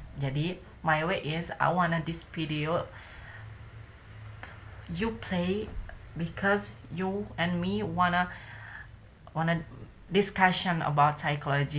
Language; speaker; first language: English; non-native, learner; Indonesian